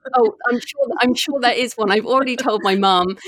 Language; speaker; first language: English; native; English